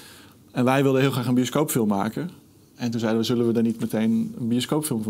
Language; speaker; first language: Dutch; native; Dutch